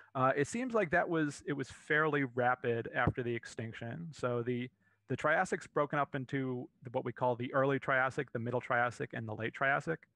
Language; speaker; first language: English; native; English